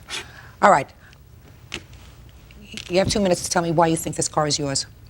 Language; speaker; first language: English; native; English